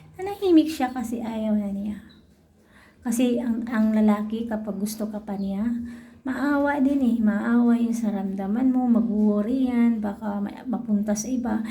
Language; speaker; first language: Filipino; native; Filipino